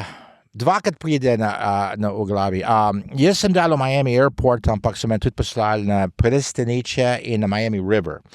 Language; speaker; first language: Slovenian; early bilingual, heritage; Slovenian